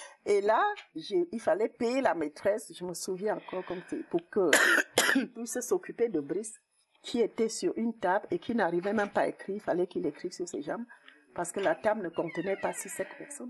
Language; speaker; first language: French; non-native, local second language; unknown